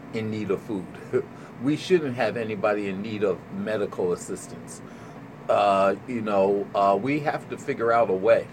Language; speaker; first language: English; native; English